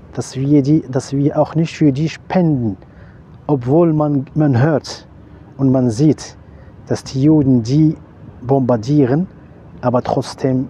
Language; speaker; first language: German; non-native, fluent; Arabic